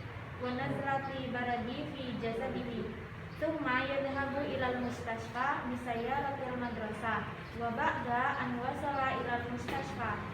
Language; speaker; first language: Arabic; non-native, learner; Indonesian